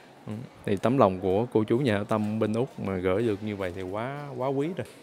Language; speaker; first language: Vietnamese; native; Vietnamese